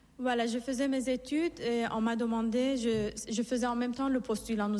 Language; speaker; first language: French; non-native, fluent; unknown